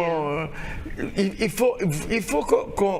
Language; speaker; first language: French; non-native, local second language; Haitian Creole